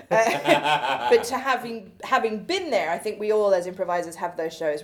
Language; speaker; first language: English; native; English